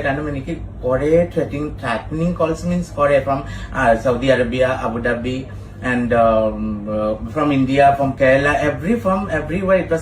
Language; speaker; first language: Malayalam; non-native, learner; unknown